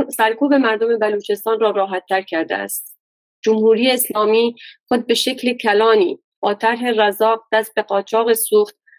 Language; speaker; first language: Persian; non-native, local second language; Baluchi